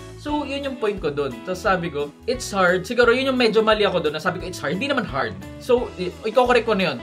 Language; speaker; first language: Filipino; native; Filipino